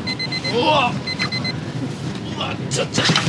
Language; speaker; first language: Korean; native; Korean